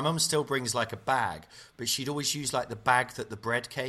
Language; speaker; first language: English; native; English